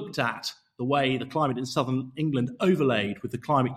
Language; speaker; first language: English; native; English